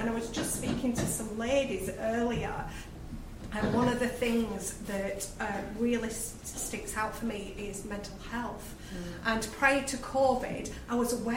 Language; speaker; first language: English; native; English